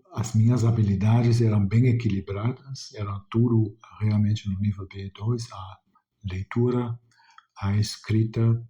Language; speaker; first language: Portuguese; non-native, fluent; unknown